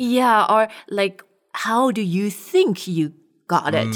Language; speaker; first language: English; non-native, fluent; Chinese